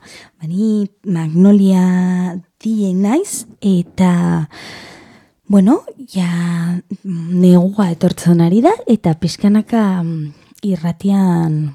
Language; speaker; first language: Basque; non-native, learner; Spanish